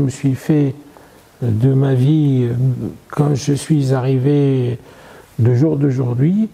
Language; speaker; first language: French; non-native, fluent; Arabic